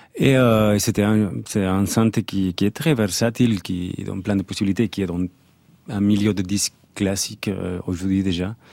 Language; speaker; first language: French; non-native, fluent; Catalan